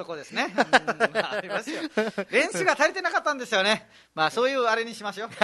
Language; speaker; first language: Japanese; non-native, fluent; Nepali